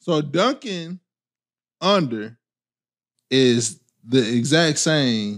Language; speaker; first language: English; native; English